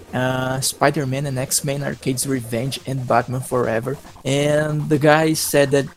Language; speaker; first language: English; non-native, fluent; Portuguese